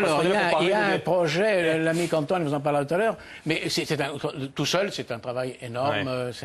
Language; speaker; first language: French; native; French